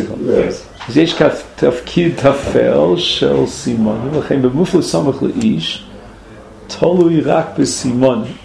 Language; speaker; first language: Hebrew; non-native, fluent; English